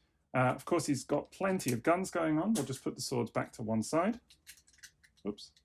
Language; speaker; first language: English; native; English